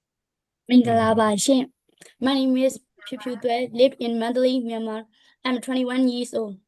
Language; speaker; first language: English; non-native, learner; Burmese